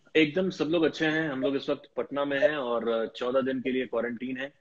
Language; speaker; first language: Hindi; native; Hindi